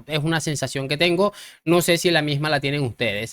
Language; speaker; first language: Spanish; native; Spanish